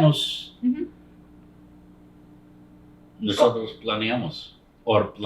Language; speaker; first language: Spanish; non-native, learner; English